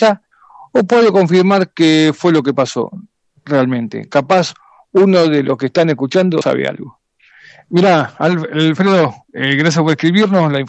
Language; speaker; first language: Spanish; native; Spanish